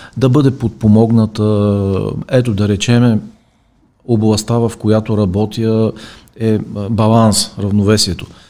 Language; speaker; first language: Bulgarian; native; Bulgarian